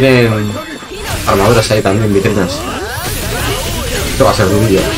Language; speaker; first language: Spanish; native; Spanish